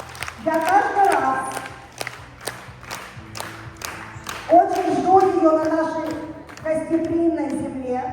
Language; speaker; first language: Russian; native; Russian